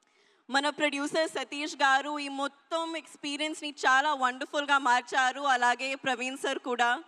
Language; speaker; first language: Telugu; non-native, learner; Hindi